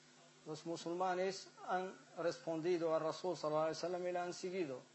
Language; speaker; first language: Spanish; non-native, fluent; Arabic